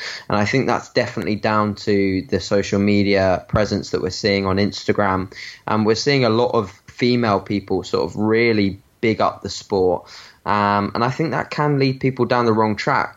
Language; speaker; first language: English; native; English